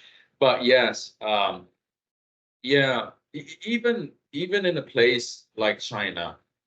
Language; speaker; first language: English; non-native, fluent; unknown